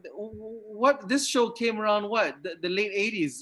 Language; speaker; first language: English; native; English